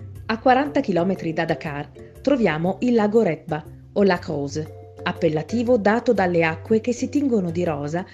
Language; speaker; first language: Italian; native; Italian